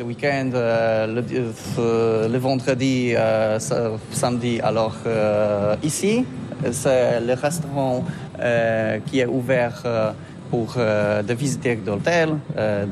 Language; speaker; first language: French; non-native, learner; Polish